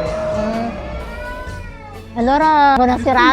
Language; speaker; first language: Italian; non-native, fluent; Filipino